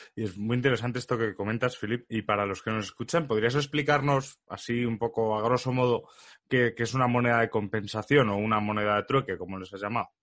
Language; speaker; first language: Spanish; native; Spanish